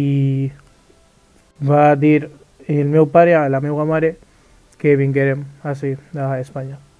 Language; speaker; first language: Catalan; early bilingual, other home language; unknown